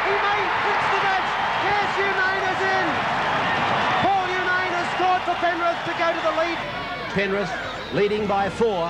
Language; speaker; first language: English; native; English